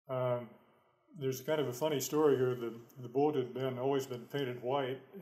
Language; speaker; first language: English; native; English